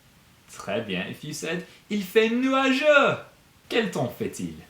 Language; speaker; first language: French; non-native, fluent; English